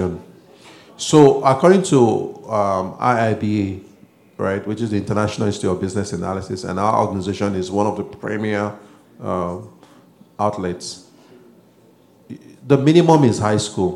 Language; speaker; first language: English; non-native, local second language; Yoruba